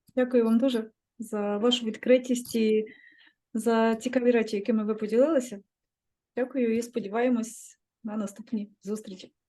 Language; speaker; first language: Ukrainian; native; Ukrainian